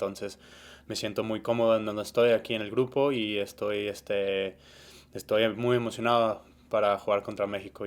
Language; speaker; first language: Spanish; early bilingual, heritage; Spanish